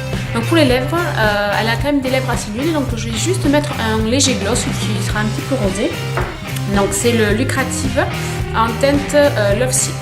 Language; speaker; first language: French; native; French